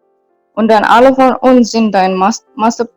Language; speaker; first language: German; non-native, learner; Indonesian